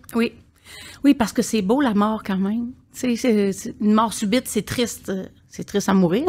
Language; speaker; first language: French; native; French